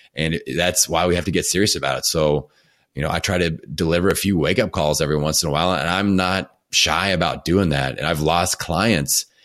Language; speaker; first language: English; native; English